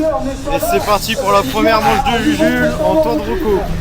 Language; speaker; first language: French; native; French